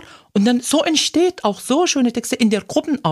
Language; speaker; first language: German; non-native, fluent; Arabic